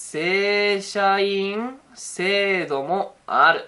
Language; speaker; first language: Japanese; native; Japanese